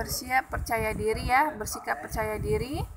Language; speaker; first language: Indonesian; native; Indonesian